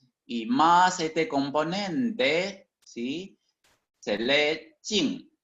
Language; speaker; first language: Spanish; non-native, fluent; Chinese